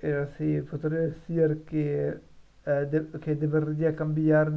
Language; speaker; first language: Spanish; non-native, learner; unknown